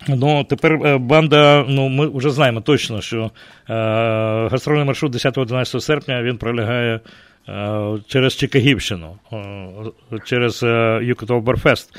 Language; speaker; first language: Ukrainian; native; Ukrainian